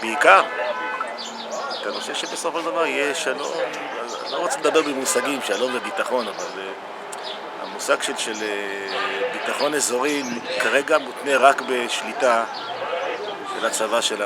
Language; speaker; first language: Hebrew; native; Hebrew